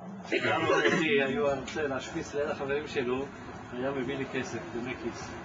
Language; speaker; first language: Hebrew; non-native, fluent; Ladino